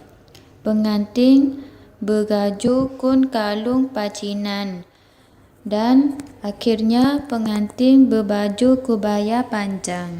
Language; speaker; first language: Indonesian; non-native, learner; Thai